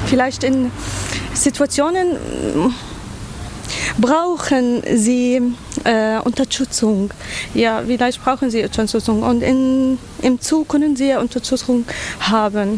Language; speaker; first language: German; non-native, learner; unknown